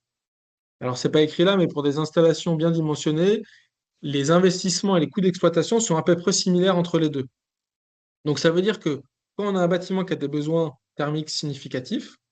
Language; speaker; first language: French; native; French